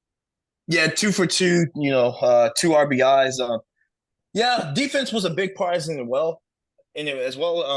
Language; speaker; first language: English; native; English